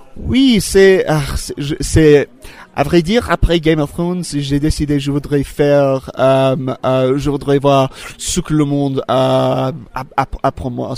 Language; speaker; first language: French; non-native, learner; English